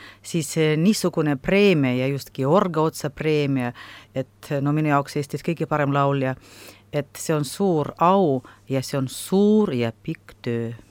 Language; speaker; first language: Estonian; non-native, local second language; Russian